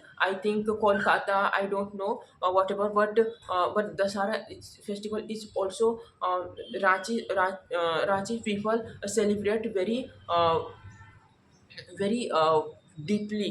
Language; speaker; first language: English; non-native, learner; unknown